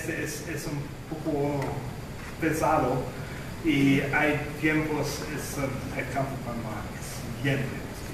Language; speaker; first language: Spanish; non-native, fluent; German